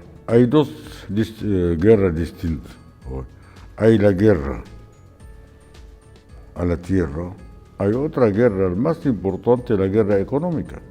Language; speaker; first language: Spanish; non-native, fluent; Arabic